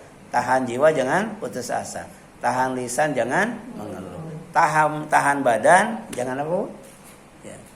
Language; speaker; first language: Indonesian; native; Indonesian